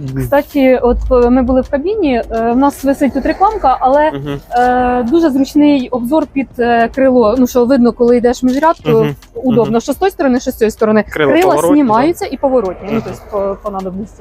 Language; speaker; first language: Ukrainian; native; Ukrainian